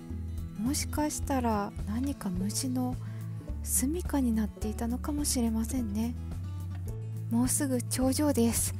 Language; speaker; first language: Japanese; non-native, fluent; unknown